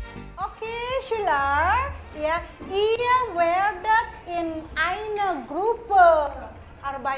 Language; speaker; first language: German; non-native, fluent; Indonesian